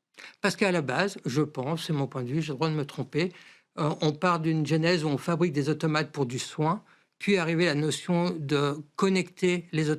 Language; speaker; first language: French; native; French